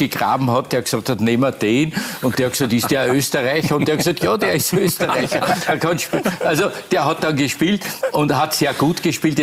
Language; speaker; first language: German; native; German